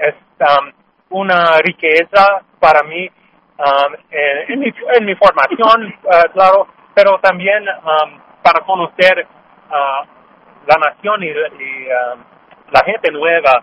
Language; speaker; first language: Spanish; non-native, learner; English